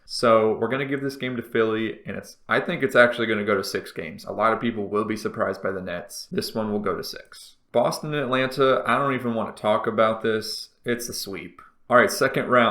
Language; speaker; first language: English; native; English